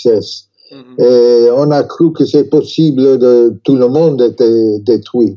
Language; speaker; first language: French; non-native, learner; English